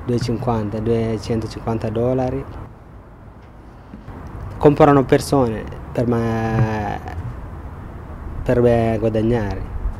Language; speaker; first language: Italian; non-native, learner; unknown